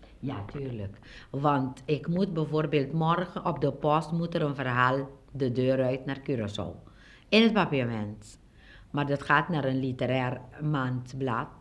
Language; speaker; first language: Dutch; non-native, local second language; Papiamento